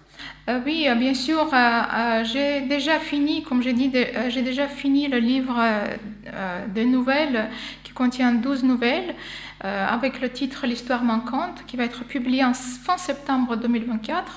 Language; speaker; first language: French; non-native, fluent; Armenian